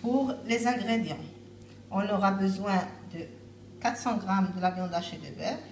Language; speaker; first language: French; non-native, local second language; Arabic